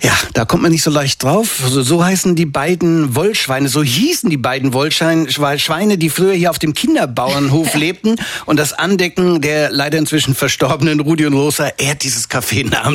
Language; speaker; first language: German; native; German